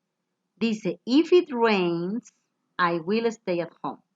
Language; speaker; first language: English; non-native, fluent; Spanish